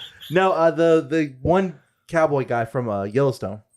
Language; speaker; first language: English; native; English